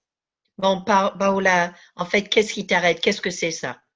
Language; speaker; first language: French; native; French